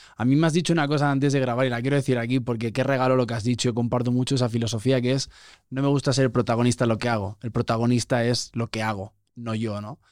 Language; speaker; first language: Spanish; native; Spanish